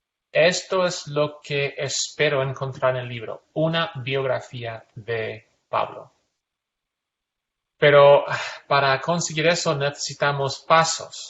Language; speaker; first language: Spanish; non-native, fluent; English